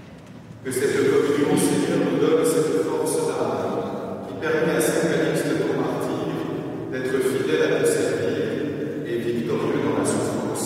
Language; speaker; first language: French; native; French